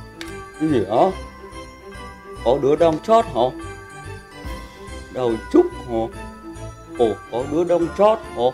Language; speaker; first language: Vietnamese; native; Vietnamese